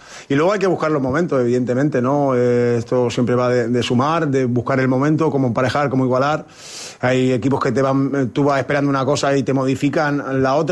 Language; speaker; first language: Spanish; native; Spanish